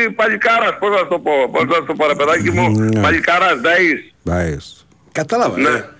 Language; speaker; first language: Greek; native; Greek